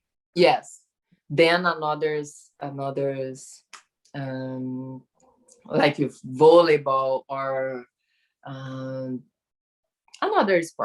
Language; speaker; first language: English; non-native, learner; Portuguese